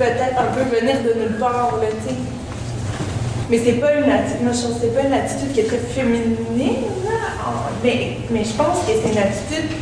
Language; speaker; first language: French; native; French